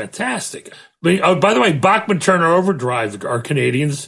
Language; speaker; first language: English; native; English